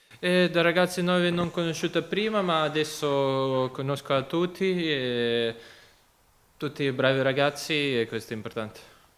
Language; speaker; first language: Italian; non-native, learner; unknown